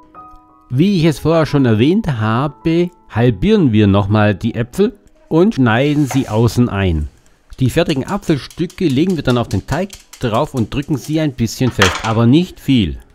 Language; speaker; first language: German; native; German